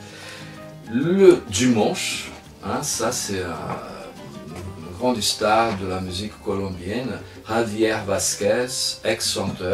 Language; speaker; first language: French; non-native, fluent; Spanish